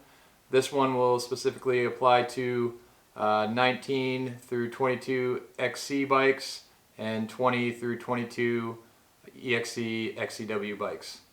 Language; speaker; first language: English; native; English